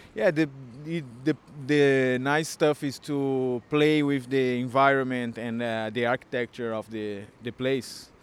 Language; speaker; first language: English; non-native, fluent; Portuguese